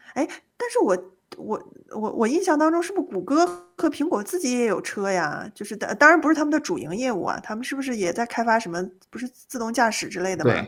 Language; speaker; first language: Chinese; native; Chinese